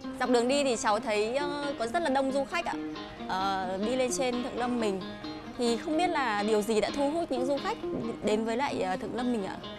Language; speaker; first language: Vietnamese; native; Vietnamese